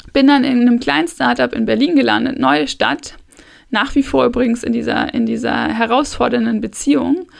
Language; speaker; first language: German; native; German